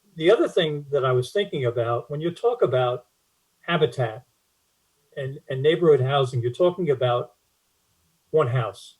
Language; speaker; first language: English; native; English